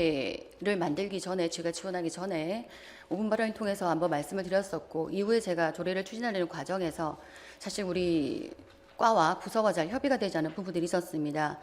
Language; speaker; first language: Korean; native; Korean